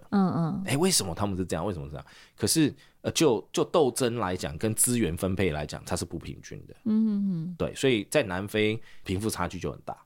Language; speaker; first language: Chinese; early bilingual, heritage; Chinese